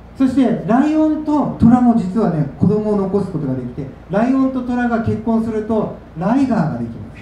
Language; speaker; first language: Japanese; native; Japanese